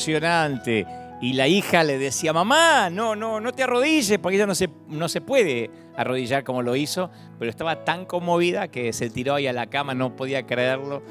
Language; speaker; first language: Spanish; native; Spanish